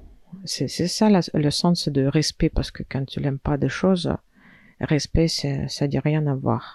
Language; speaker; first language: French; non-native, fluent; Russian